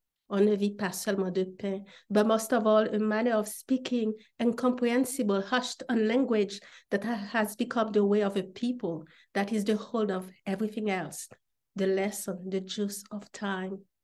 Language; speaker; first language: English; non-native, fluent; Haitian Creole